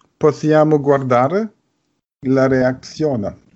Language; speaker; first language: Italian; non-native, learner; German